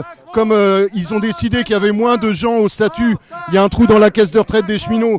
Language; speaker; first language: French; native; French